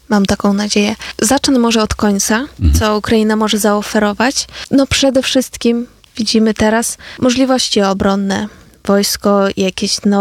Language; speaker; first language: Polish; non-native, fluent; Ukrainian